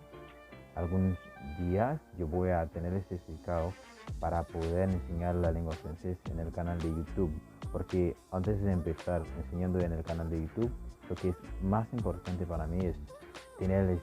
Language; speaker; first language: Spanish; non-native, fluent; Haitian Creole